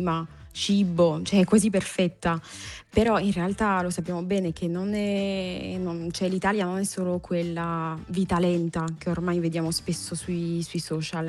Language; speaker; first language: Italian; non-native, fluent; French